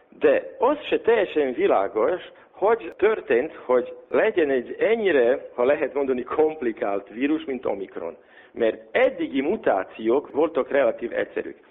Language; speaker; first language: Hungarian; non-native, local second language; Serbian